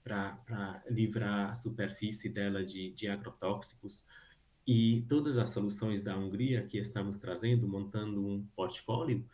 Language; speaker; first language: Portuguese; non-native, fluent; Hungarian